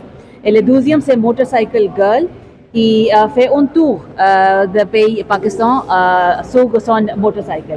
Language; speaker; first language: French; non-native, fluent; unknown